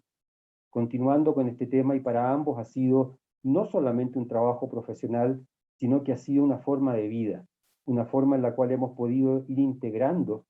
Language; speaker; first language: Spanish; native; Spanish